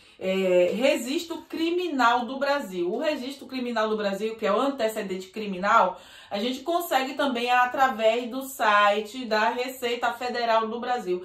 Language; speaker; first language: Portuguese; native; Portuguese